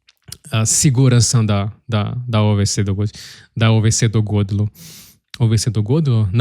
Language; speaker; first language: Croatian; non-native, learner; Portuguese